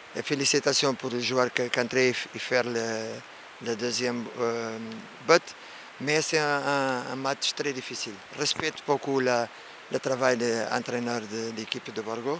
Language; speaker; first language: French; non-native, learner; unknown